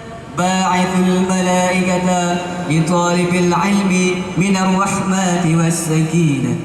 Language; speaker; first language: Arabic; non-native, learner; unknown